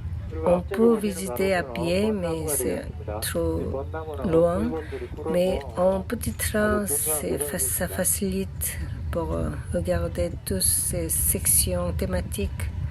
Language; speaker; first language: French; non-native, learner; Korean